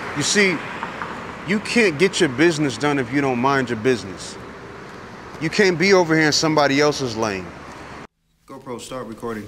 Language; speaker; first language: English; native; English